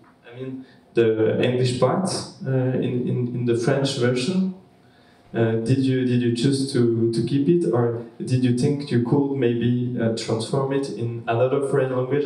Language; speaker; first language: English; non-native, learner; French